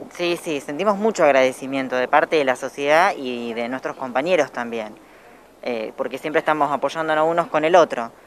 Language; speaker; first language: Spanish; native; Spanish